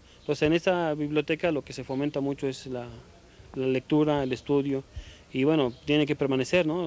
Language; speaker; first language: Spanish; native; Spanish